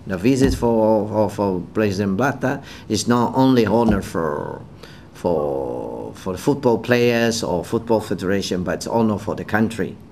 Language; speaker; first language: English; non-native, fluent; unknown